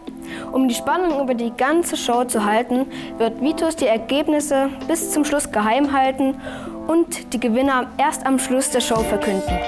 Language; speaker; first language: German; native; German